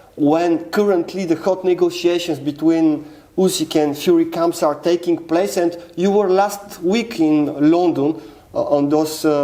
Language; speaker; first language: English; non-native, fluent; Bulgarian